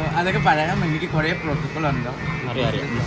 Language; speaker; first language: Malayalam; non-native, fluent; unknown